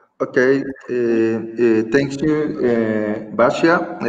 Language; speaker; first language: English; non-native, learner; Spanish